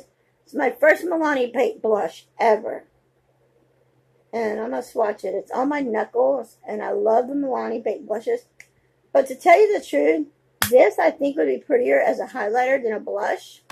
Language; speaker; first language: English; native; English